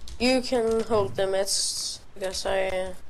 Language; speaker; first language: English; non-native, fluent; Danish